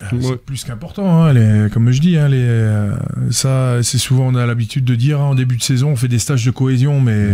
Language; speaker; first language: French; native; French